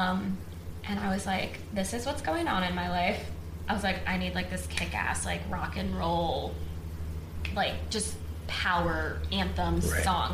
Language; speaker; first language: English; native; English